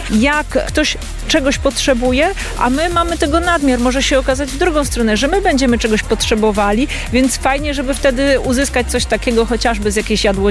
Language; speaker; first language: Polish; native; Polish